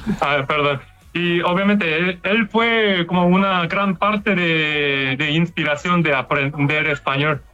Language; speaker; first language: Spanish; non-native, learner; Korean